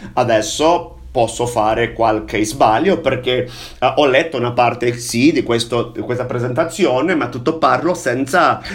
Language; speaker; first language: Italian; non-native, fluent; Portuguese